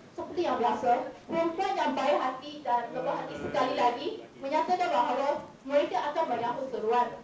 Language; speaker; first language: Malay; non-native, local second language; Chinese